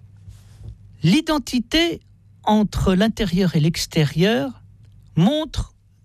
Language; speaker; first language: French; native; French